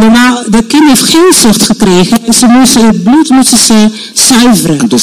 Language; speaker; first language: Dutch; non-native, local second language; Papiamento